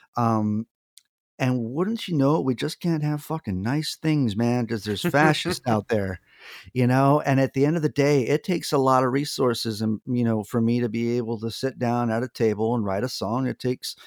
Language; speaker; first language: English; native; English